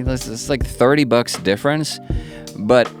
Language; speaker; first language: English; native; English